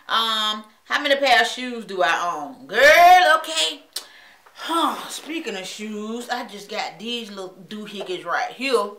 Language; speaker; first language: English; native; English